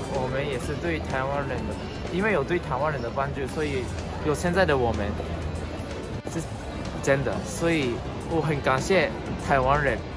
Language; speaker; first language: Chinese; non-native, fluent; Japanese